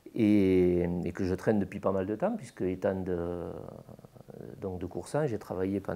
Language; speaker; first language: French; native; French